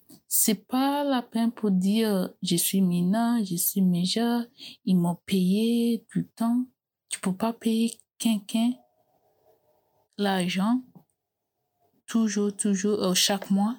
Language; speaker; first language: French; non-native, learner; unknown